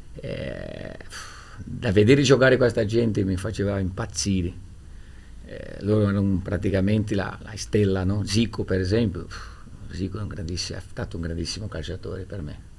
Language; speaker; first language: Italian; non-native, fluent; Portuguese